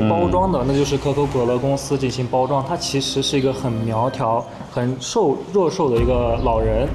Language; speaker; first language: Chinese; native; Chinese